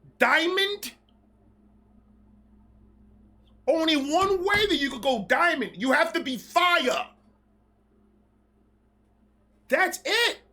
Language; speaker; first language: English; native; English